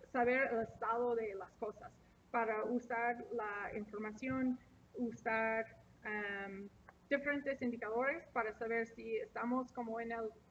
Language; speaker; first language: Spanish; non-native, fluent; English